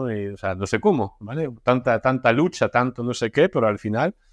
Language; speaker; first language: Spanish; non-native, fluent; Russian